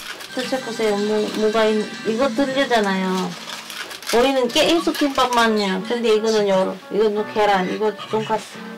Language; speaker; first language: Korean; non-native, learner; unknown